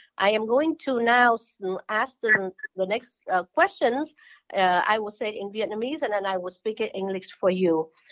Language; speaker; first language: English; non-native, fluent; Vietnamese